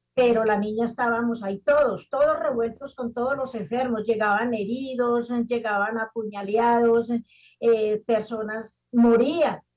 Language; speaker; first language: Spanish; native; Spanish